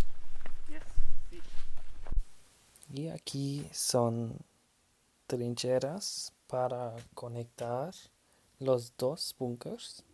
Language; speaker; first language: Spanish; non-native, learner; German